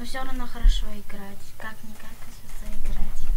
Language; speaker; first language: Russian; non-native, local second language; Kyrgyz